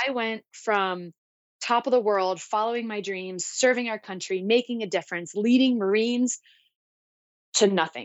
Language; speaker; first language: English; native; English